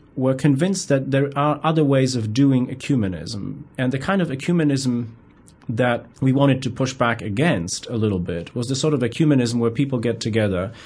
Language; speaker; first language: English; non-native, fluent; Polish